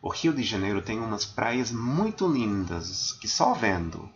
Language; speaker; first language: Portuguese; non-native, fluent; English